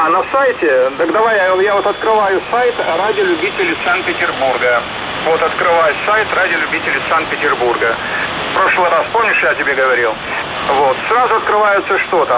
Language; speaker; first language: Russian; native; Russian